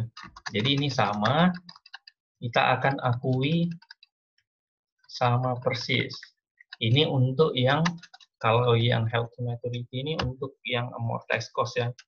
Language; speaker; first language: Indonesian; native; Indonesian